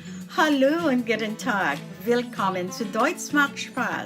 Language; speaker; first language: German; non-native, fluent; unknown